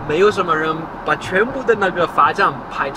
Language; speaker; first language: Chinese; non-native, fluent; Dutch